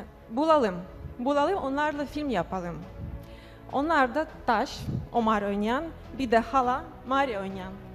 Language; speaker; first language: Turkish; non-native, learner; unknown